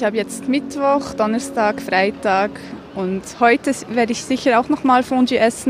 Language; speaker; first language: German; native; German